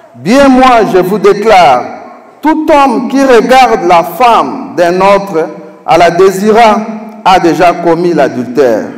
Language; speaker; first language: French; non-native, local second language; Lingala